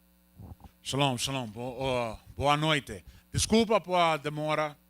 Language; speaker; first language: Portuguese; non-native, learner; Spanish